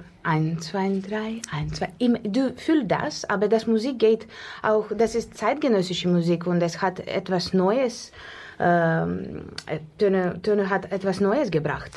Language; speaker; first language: German; non-native, fluent; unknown